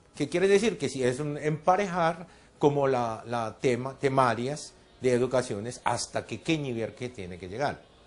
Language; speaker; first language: Spanish; non-native, fluent; Japanese